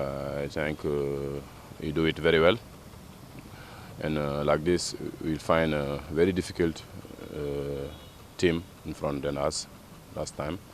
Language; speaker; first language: English; non-native, fluent; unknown